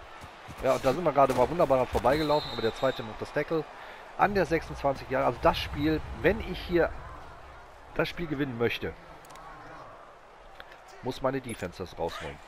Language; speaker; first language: German; native; German